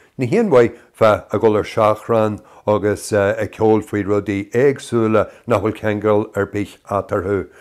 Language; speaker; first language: Irish; native; Irish